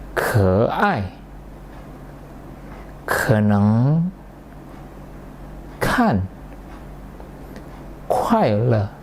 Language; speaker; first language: Chinese; non-native, fluent; Indonesian